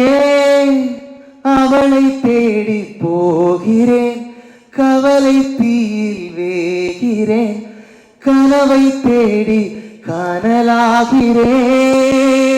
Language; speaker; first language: Tamil; native; Tamil